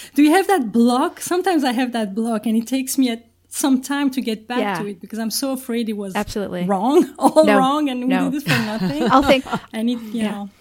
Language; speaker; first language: English; non-native, fluent; Turkish